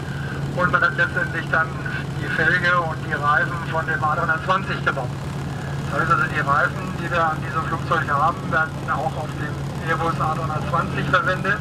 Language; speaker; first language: German; native; German